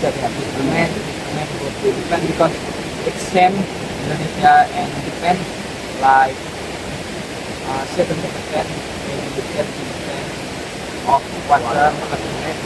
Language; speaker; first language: English; non-native, learner; Indonesian